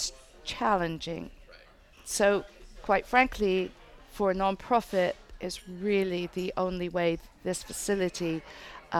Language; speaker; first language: English; native; English